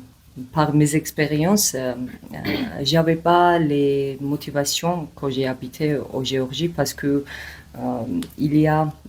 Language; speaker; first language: French; non-native, learner; Georgian